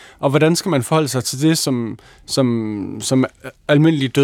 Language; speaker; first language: Danish; native; Danish